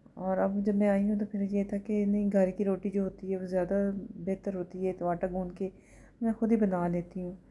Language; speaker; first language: Urdu; native; Urdu